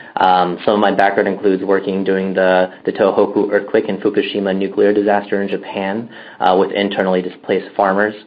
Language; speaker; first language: English; native; English